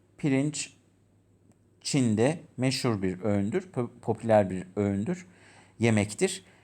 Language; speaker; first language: Turkish; native; Turkish